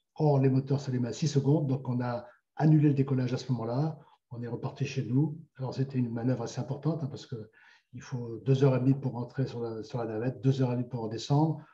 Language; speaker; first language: French; native; French